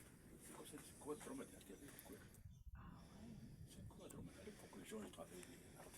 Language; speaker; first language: French; non-native, local second language; Arabic